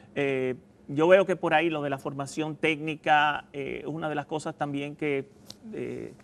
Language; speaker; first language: Spanish; native; Spanish